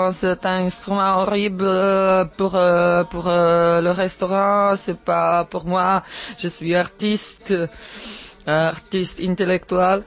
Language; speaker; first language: French; non-native, learner; Czech